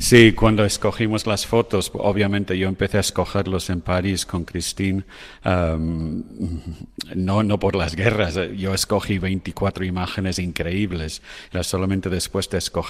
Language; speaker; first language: Spanish; non-native, fluent; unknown